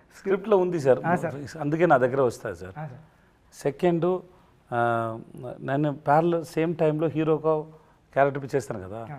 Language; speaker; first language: Telugu; non-native, learner; Tamil